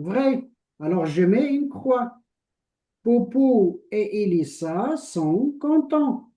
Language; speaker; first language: French; non-native, local second language; Arabic